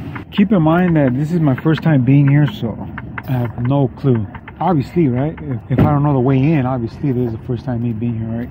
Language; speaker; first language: English; early bilingual, other home language; Spanish